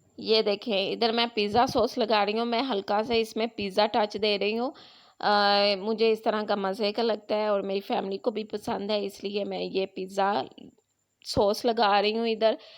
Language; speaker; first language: Urdu; non-native, local second language; Punjabi